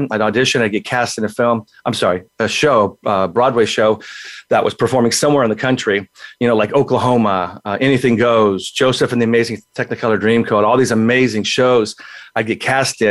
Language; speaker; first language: English; native; English